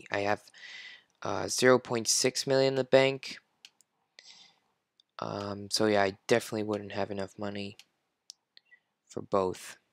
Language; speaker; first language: English; non-native, fluent; French